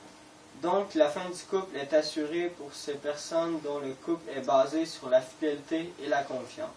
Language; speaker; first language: French; native; French